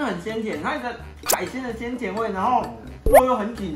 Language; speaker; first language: Chinese; native; Chinese